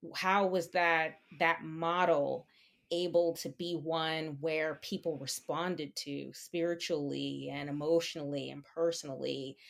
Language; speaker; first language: English; native; English